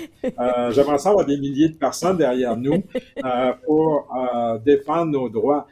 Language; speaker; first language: French; native; French